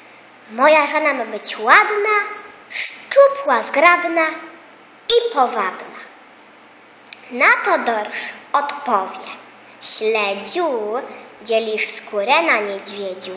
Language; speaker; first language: Polish; native; Polish